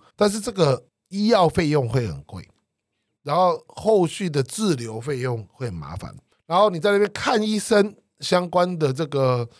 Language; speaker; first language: Chinese; native; Chinese